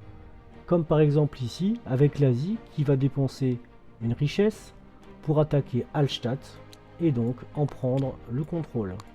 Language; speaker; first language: French; native; French